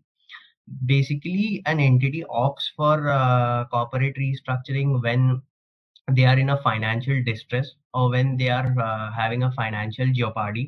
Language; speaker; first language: English; non-native, local second language; Hindi